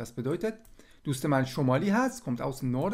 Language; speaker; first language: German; non-native, fluent; Persian